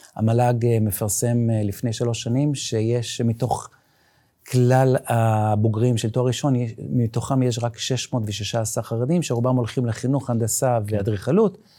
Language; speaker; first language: Hebrew; non-native, local second language; Yiddish